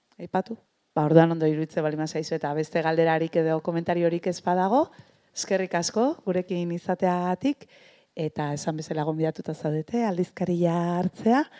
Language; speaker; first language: Basque; native; Basque